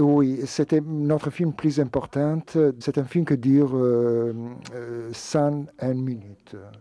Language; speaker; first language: French; non-native, fluent; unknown